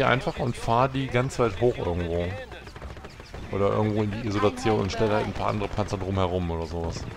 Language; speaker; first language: German; native; German